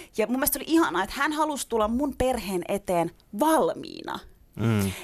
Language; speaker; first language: Finnish; early bilingual, other home language; Turkish